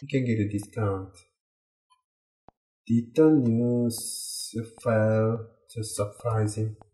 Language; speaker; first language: English; non-native, learner; Korean